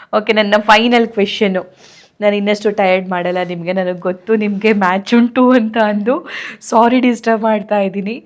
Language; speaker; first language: Kannada; native; Kannada